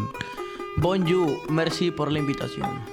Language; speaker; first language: French; non-native, learner; Spanish